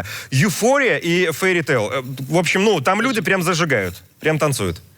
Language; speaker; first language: Russian; native; Russian